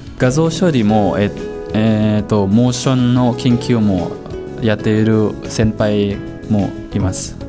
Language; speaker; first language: Japanese; non-native, fluent; Lao